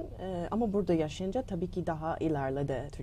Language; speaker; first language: Turkish; non-native, learner; English